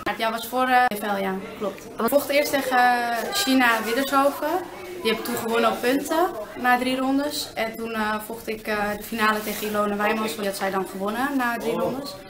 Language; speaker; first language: Dutch; early bilingual, other home language; Arabic